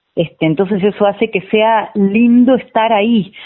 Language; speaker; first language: Spanish; native; Spanish